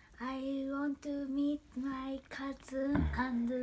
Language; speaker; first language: English; non-native, learner; Japanese